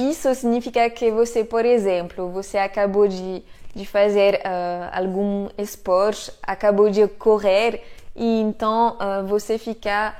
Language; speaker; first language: Portuguese; non-native, fluent; French